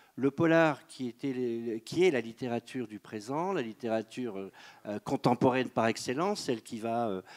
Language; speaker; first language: French; native; French